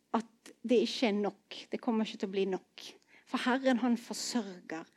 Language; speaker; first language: Norwegian; native; Norwegian